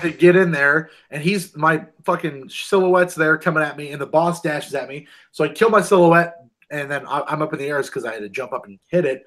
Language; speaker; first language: English; native; English